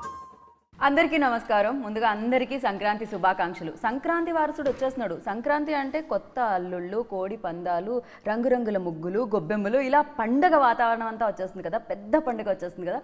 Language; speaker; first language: Telugu; native; Telugu